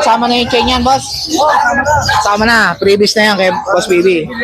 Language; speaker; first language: Filipino; native; Filipino